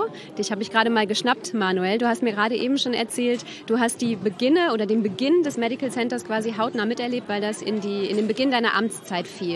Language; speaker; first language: German; native; German